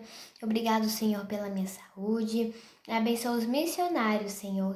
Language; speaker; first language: Portuguese; native; Portuguese